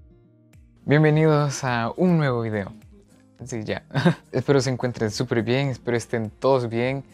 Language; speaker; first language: Spanish; native; Spanish